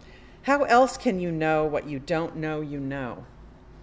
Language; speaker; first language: English; native; English